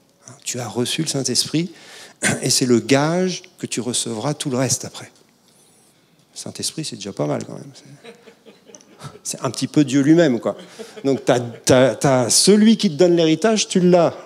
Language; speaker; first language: French; native; French